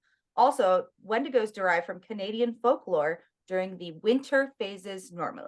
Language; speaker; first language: English; native; English